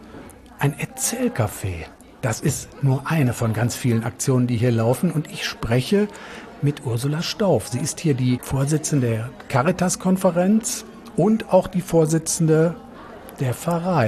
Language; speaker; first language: German; native; German